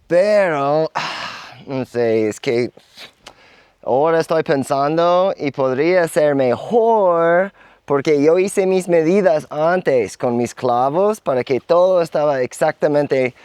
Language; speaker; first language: Spanish; non-native, learner; English